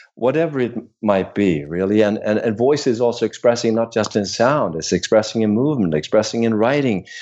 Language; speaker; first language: English; non-native, fluent; Swedish